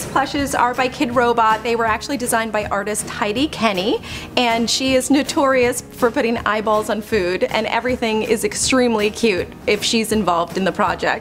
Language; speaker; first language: English; native; English